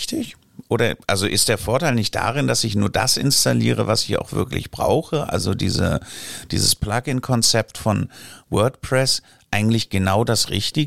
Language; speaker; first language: German; native; German